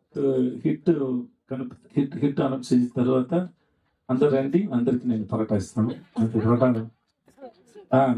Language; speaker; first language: Telugu; non-native, learner; Tamil